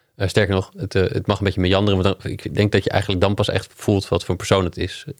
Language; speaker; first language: Dutch; non-native, fluent; English